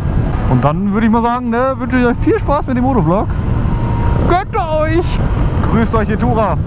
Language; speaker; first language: German; native; German